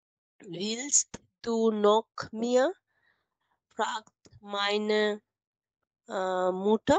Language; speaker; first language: German; non-native, learner; Bangla